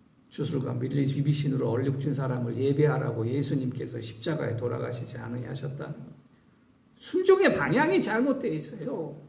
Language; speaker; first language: Korean; native; Korean